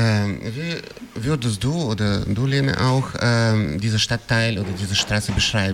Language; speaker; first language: German; non-native, fluent; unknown